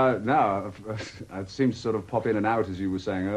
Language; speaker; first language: English; native; English